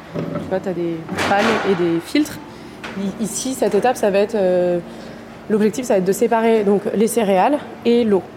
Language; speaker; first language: French; native; French